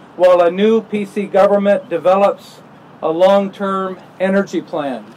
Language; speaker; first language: English; native; English